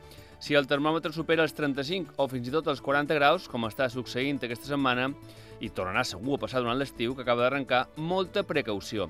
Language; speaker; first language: Catalan; native; Catalan